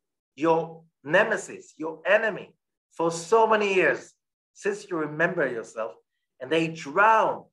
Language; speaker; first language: English; non-native, fluent; Hebrew